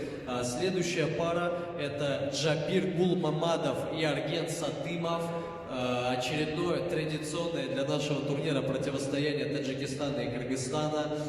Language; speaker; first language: Russian; native; Russian